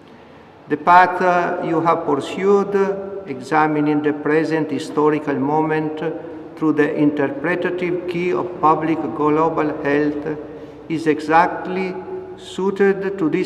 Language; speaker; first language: English; non-native, fluent; Italian